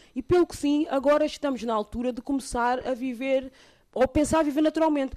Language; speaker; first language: Portuguese; early bilingual, other home language; Kabuverdianu